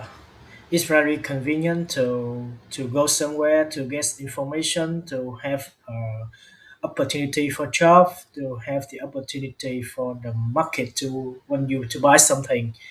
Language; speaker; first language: English; non-native, learner; Vietnamese